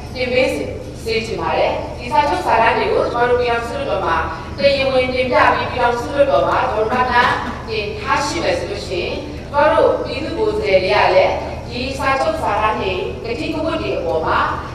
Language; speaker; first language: Burmese; non-native, local second language; Kachin